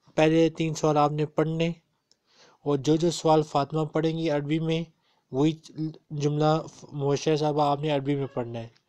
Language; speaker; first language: Urdu; non-native, local second language; Punjabi